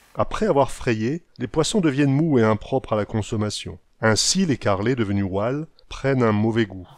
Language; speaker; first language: French; native; French